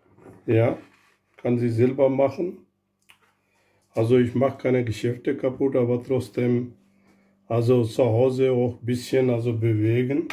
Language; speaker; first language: German; non-native, learner; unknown